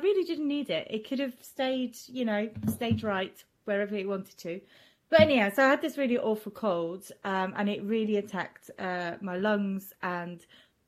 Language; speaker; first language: English; non-native, fluent; German